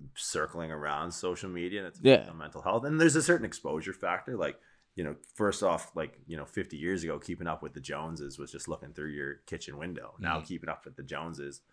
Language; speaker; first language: English; native; English